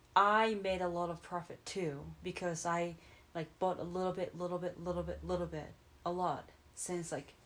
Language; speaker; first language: English; non-native, fluent; Japanese